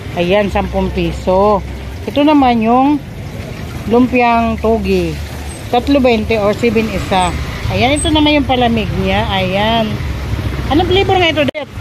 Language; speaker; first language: Filipino; non-native, local second language; Waray